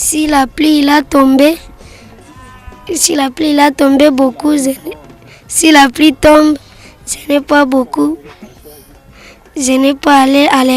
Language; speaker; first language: French; non-native, learner; Swahili